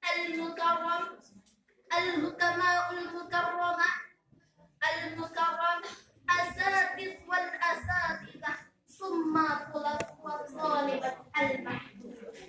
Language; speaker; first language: Arabic; non-native, learner; Indonesian